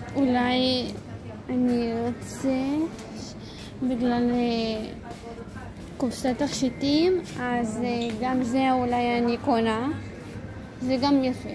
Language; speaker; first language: Hebrew; early bilingual, other home language; Russian